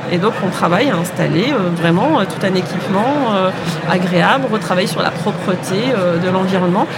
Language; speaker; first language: French; native; French